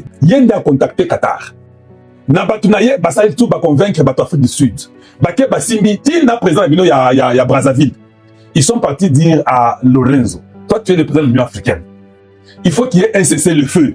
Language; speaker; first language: French; non-native, local second language; Lingala